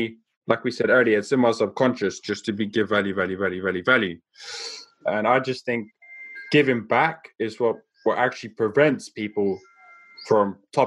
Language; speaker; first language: English; non-native, local second language; Afrikaans